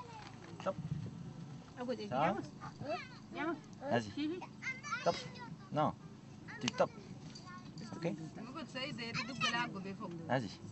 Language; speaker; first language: French; native; French